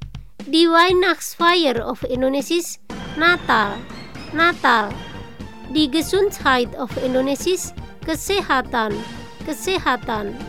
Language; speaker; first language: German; non-native, learner; Indonesian